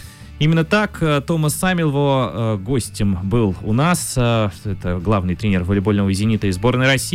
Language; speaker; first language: Russian; native; Russian